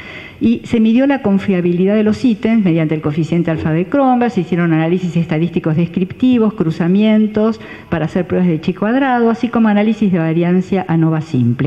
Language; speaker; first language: Spanish; native; Spanish